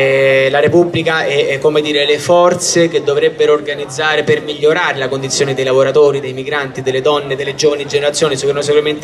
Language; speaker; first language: Italian; native; Italian